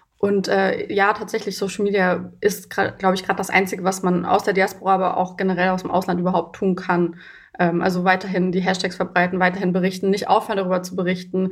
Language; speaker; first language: German; early bilingual, other home language; Persian